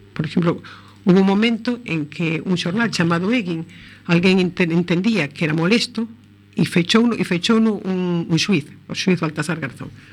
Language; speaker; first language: Galician; native; Galician